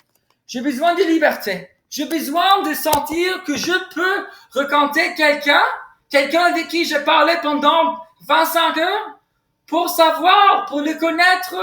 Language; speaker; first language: French; non-native, fluent; English